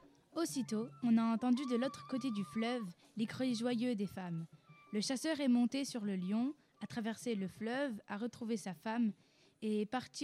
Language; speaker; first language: French; native; French